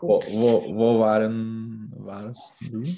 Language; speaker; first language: German; non-native, learner; Czech